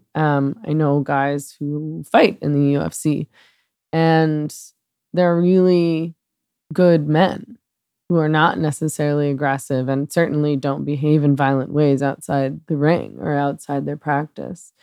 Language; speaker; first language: English; native; English